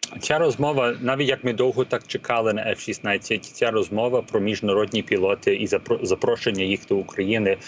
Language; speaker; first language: Ukrainian; early bilingual, heritage; Ukrainian